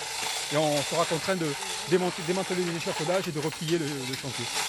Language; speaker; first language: French; native; French